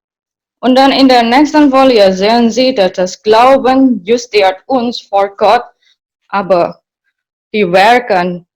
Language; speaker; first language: German; non-native, learner; Indonesian